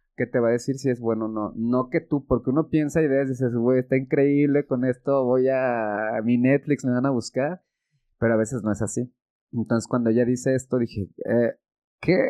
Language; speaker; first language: Spanish; native; Spanish